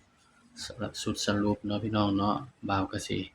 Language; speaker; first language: Thai; non-native, local second language; Lao